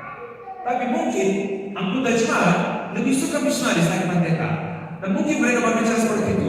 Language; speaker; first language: Indonesian; non-native, fluent; Korean